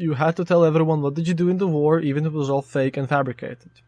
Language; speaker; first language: English; non-native, fluent; Latvian